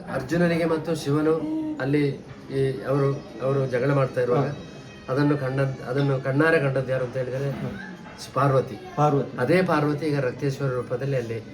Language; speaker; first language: Kannada; native; Kannada